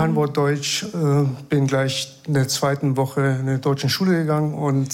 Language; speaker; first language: German; early bilingual, other home language; Persian